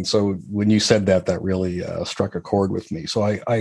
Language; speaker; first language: English; native; English